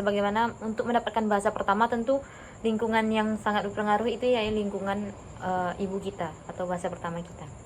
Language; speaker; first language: Indonesian; non-native, local second language; Minangkabau